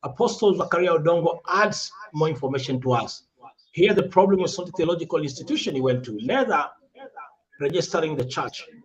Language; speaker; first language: English; non-native, local second language; Swahili